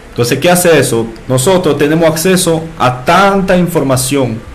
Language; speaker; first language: Spanish; non-native, fluent; French